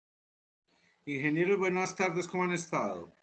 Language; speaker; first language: Spanish; native; Spanish